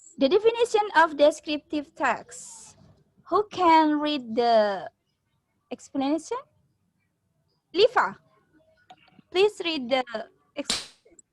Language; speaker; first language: English; non-native, learner; Indonesian